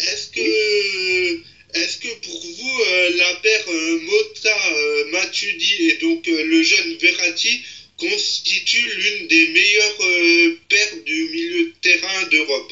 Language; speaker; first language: French; native; French